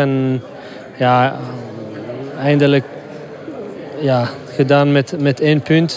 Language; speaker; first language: Dutch; non-native, local second language; French